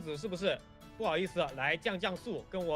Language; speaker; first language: Chinese; native; Chinese